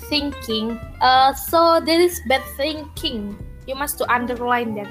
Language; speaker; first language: English; non-native, learner; Indonesian